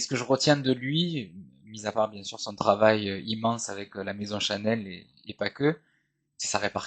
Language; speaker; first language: French; native; French